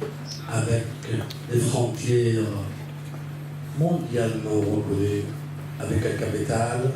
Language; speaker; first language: French; non-native, fluent; Arabic